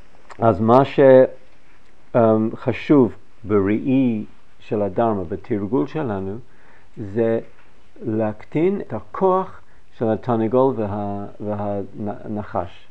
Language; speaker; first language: Hebrew; non-native, fluent; English